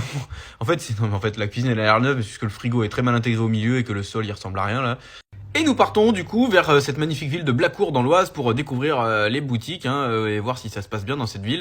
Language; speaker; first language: French; native; French